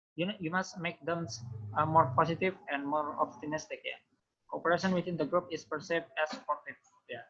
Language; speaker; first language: English; non-native, fluent; Indonesian